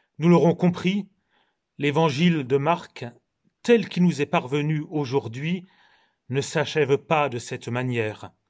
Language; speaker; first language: French; native; French